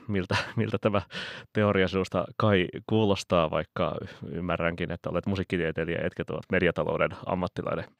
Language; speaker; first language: Finnish; native; Finnish